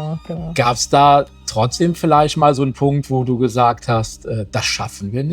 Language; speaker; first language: German; native; German